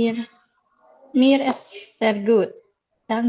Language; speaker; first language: German; non-native, learner; Indonesian